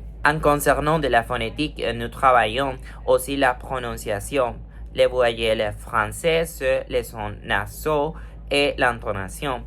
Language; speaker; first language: French; non-native, fluent; Spanish